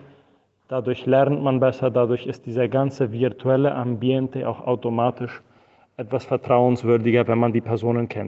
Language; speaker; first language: German; non-native, fluent; Spanish